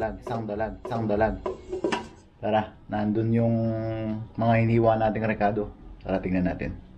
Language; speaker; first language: Filipino; native; Filipino